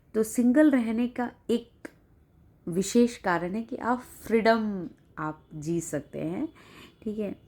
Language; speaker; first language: Hindi; non-native, local second language; Bangla